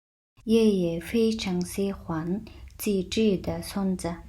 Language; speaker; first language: Chinese; non-native, fluent; Mongolian